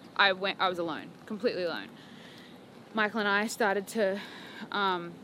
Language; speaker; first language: English; native; English